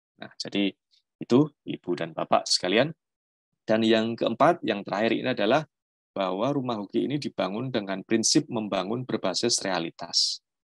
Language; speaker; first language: Indonesian; non-native, local second language; Javanese